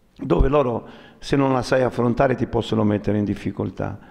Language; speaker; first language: Italian; native; Italian